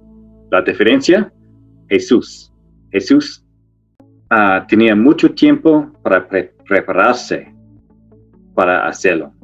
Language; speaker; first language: Spanish; non-native, fluent; English